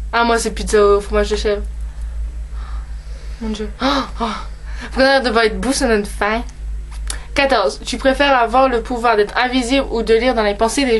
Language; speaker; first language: French; native; French